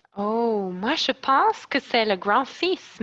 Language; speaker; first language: French; non-native, learner; English